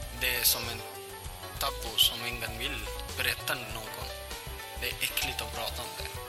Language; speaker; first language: Swedish; non-native, fluent; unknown